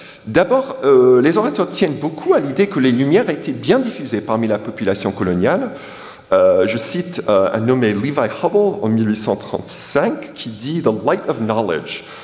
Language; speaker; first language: French; non-native, fluent; English